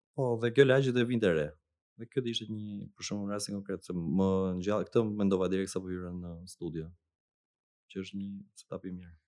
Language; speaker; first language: Albanian; native; Albanian